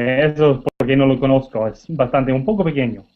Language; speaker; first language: Spanish; non-native, learner; English